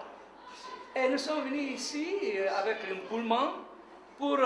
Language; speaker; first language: French; non-native, learner; Italian